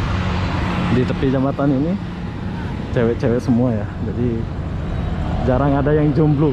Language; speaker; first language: Indonesian; native; Indonesian